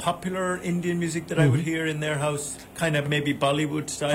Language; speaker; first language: English; native; English